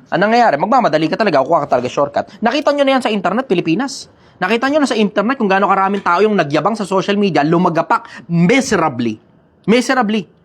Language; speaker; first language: Filipino; native; Filipino